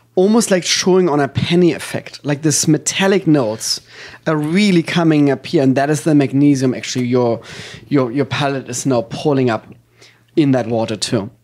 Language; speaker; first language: English; non-native, fluent; German